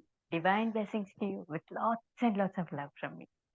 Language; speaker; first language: English; non-native, local second language; Telugu